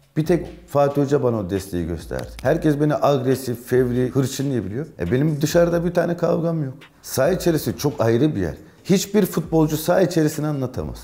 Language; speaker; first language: Turkish; early bilingual, heritage; Turkish